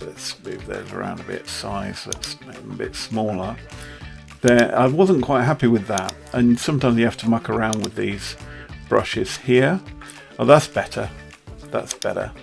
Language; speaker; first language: English; native; English